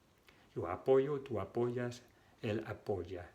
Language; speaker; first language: Spanish; non-native, fluent; French